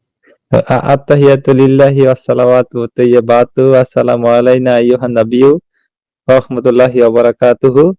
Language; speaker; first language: Hindi; non-native, learner; Bangla